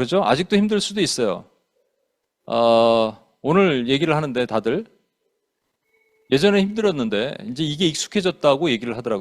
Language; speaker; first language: Korean; native; Korean